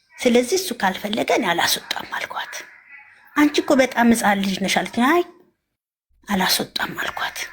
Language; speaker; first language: Amharic; native; Amharic